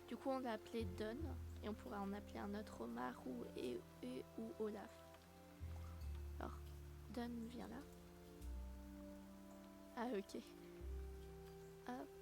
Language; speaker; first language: French; native; French